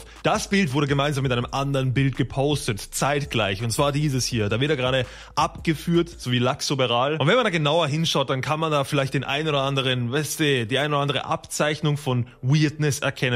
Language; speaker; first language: German; native; German